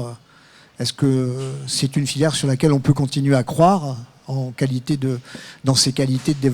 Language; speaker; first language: French; native; French